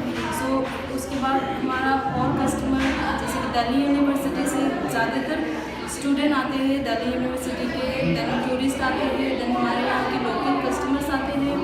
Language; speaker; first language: Hindi; native; Hindi